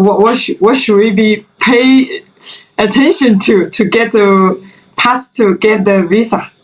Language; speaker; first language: English; non-native, fluent; Chinese